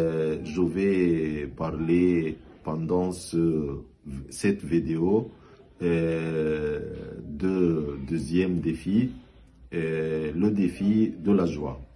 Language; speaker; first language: French; non-native, fluent; Arabic